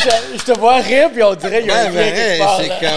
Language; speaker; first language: French; native; French